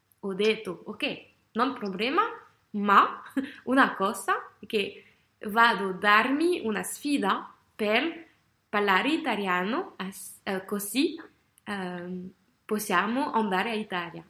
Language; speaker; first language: Italian; non-native, learner; French